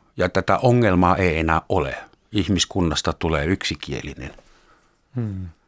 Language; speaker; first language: Finnish; native; Finnish